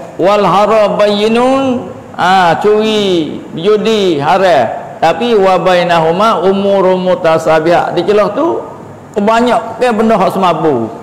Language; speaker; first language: Malay; native; Malay